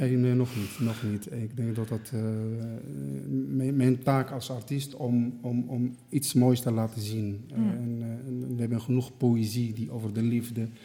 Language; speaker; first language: Dutch; non-native, fluent; Arabic